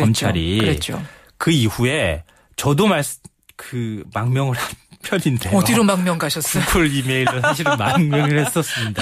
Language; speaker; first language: Korean; native; Korean